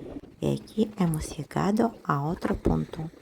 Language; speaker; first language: Spanish; non-native, fluent; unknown